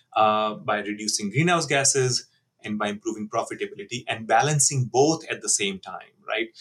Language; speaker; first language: English; non-native, local second language; Hindi